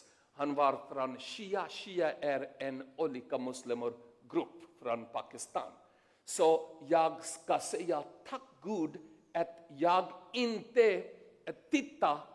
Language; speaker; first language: Swedish; non-native, learner; Urdu